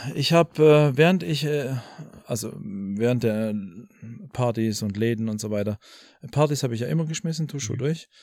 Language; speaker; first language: German; early bilingual, other home language; Albanian